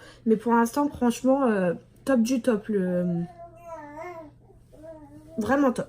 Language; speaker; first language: French; native; French